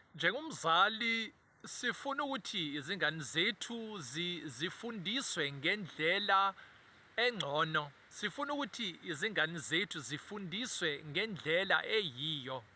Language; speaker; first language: Zulu; native; Zulu